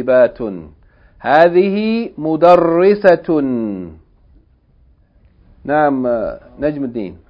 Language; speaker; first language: Arabic; non-native, fluent; English